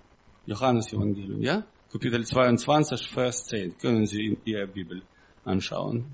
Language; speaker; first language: German; non-native, learner; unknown